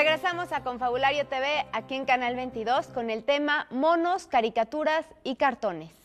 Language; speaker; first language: Spanish; native; Spanish